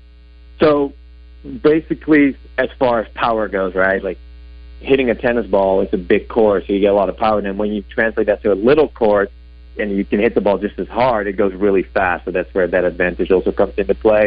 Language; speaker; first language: English; non-native, fluent; Dutch